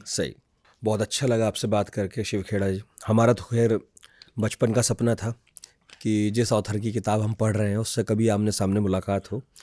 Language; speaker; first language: Hindi; native; Hindi